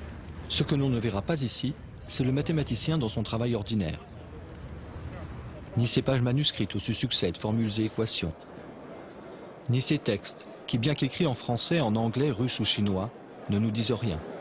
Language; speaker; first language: French; native; French